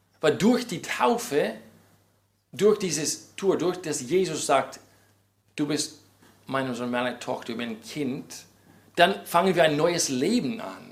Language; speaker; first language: German; non-native, fluent; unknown